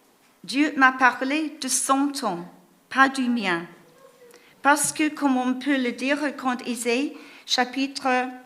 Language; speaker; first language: French; non-native, fluent; English